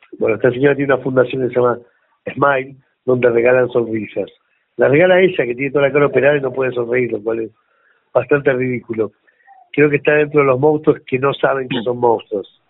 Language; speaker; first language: Spanish; native; Spanish